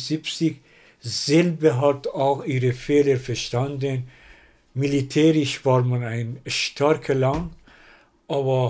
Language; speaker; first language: German; non-native, learner; Persian